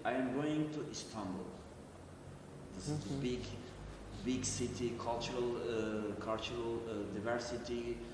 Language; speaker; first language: English; non-native, learner; Turkish